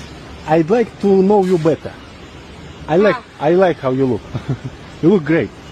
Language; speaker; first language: English; non-native, learner; Russian